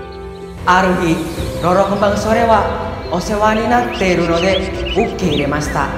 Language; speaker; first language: Japanese; non-native, learner; Indonesian